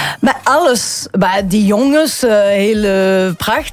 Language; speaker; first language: Dutch; non-native, local second language; French